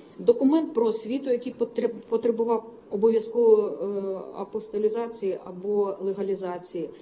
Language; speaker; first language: Ukrainian; native; Ukrainian